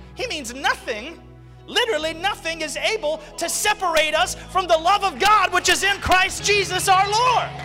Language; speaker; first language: English; native; English